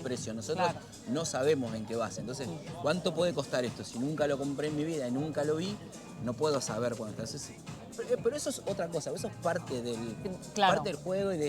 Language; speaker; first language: Spanish; native; Spanish